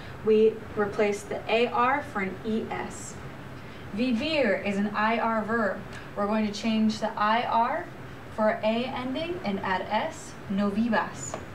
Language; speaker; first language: English; native; English